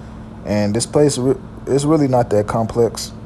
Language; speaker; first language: English; native; English